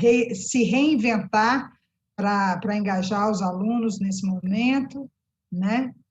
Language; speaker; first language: Portuguese; native; Portuguese